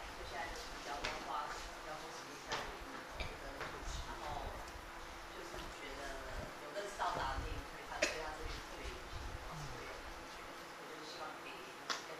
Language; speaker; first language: Chinese; early bilingual, heritage; Chinese